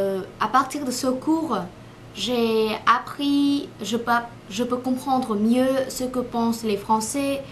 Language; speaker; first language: French; non-native, learner; Vietnamese